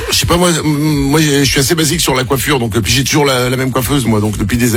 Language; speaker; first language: French; native; French